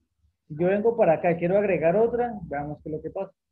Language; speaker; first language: Spanish; native; Spanish